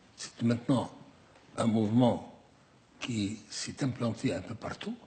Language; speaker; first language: French; non-native, local second language; Arabic